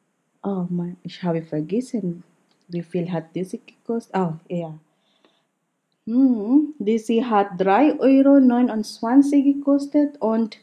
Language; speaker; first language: German; non-native, learner; Filipino